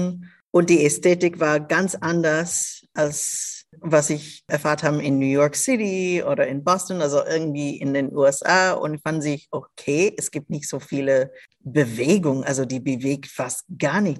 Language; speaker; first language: German; non-native, local second language; English